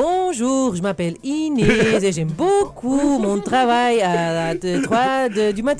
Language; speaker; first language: French; non-native, learner; Portuguese